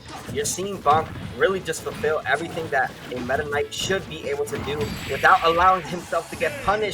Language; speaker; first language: English; native; English